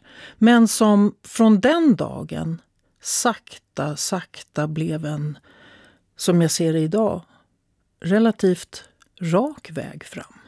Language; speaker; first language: Swedish; native; Swedish